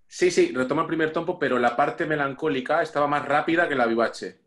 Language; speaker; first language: Spanish; native; Spanish